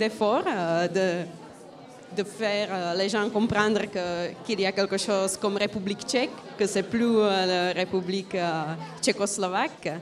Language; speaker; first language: French; non-native, fluent; Czech